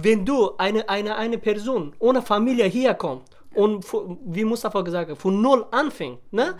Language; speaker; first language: German; non-native, learner; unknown